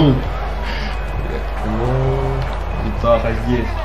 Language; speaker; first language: Russian; native; Russian